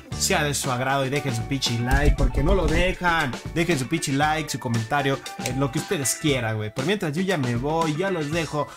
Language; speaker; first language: Spanish; native; Spanish